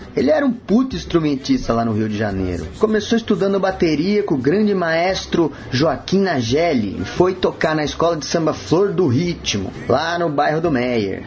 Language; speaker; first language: Portuguese; native; Portuguese